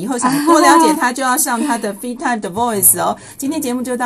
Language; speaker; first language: Chinese; native; Chinese